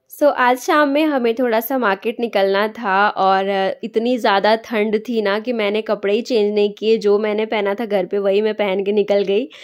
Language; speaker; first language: Hindi; native; Hindi